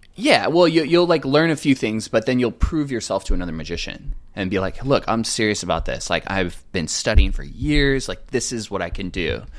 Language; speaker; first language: English; native; English